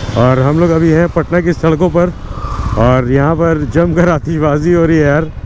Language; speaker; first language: Hindi; native; Hindi